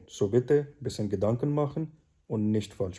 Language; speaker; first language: German; non-native, learner; Urdu